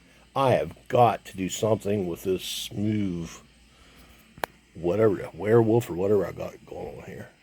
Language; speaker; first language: English; native; English